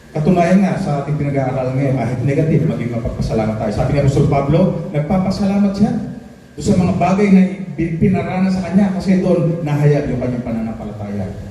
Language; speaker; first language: Filipino; native; Filipino